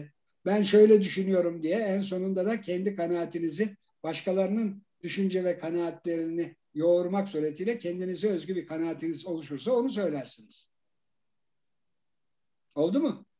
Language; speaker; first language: Turkish; native; Turkish